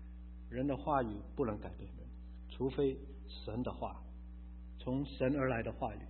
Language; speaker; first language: Chinese; native; Chinese